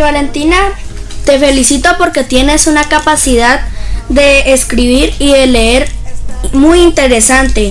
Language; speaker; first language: Spanish; native; Spanish